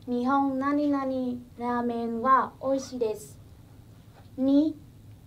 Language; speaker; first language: Japanese; non-native, fluent; Vietnamese